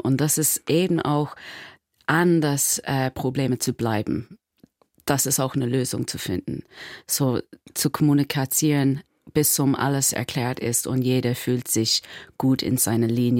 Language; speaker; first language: German; non-native, learner; English